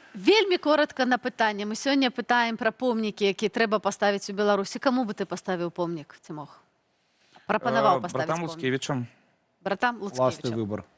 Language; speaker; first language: Belarusian; native; Belarusian